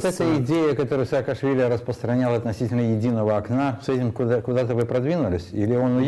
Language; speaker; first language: Russian; native; Russian